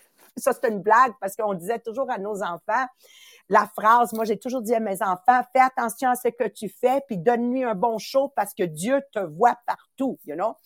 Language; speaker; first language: French; native; French